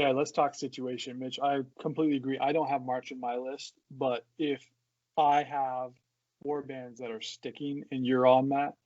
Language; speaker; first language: English; native; English